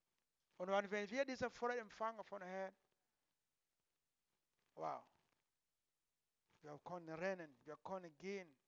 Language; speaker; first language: German; non-native, learner; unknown